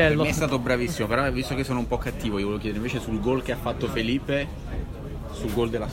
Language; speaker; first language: Italian; native; Italian